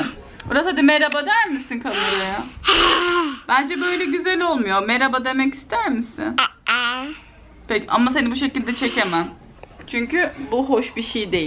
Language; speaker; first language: Turkish; native; Turkish